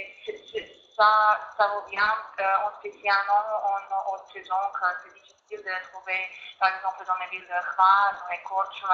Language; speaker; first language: French; non-native, fluent; Croatian